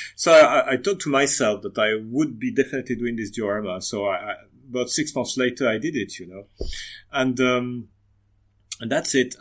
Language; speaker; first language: English; non-native, fluent; French